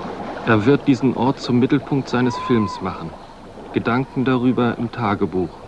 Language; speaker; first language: German; native; German